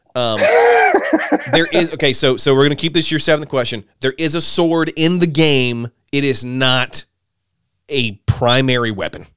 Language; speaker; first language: English; native; English